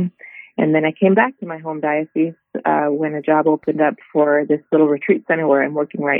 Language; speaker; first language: English; native; English